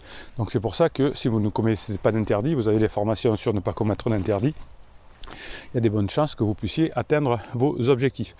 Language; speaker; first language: French; native; French